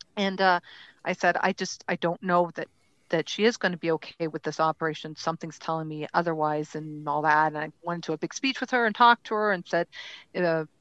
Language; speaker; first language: English; native; English